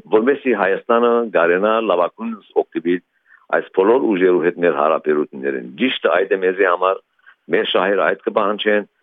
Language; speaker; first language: Armenian; early bilingual, heritage; Armenian